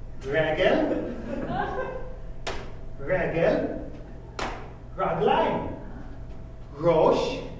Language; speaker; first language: Hebrew; non-native, fluent; English